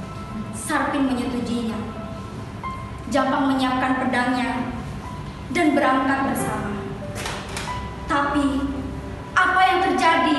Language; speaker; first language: Indonesian; native; Indonesian